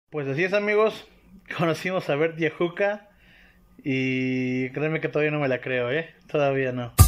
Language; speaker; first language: Spanish; native; Spanish